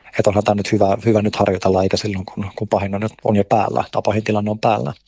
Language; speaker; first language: Finnish; native; Finnish